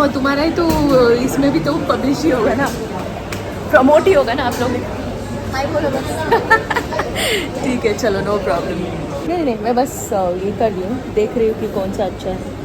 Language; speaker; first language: Hindi; non-native, local second language; Kannada